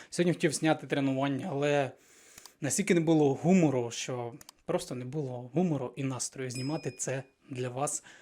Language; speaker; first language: Ukrainian; non-native, local second language; Russian